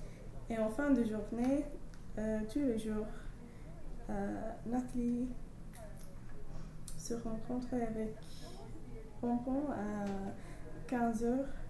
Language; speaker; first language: French; non-native, learner; English